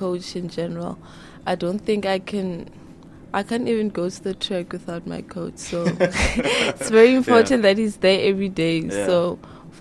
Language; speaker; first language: English; non-native, local second language; Southern Sotho